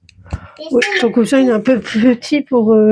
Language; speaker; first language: French; native; French